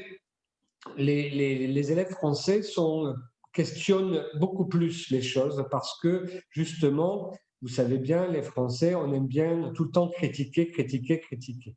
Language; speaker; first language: French; native; French